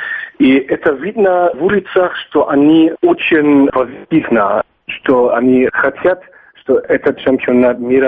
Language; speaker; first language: Russian; non-native, fluent; German